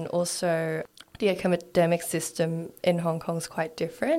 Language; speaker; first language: English; non-native, local second language; Cantonese